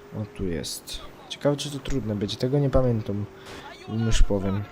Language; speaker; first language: Polish; native; Polish